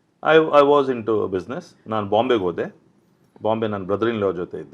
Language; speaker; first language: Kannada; non-native, local second language; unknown